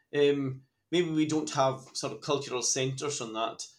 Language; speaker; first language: English; native; English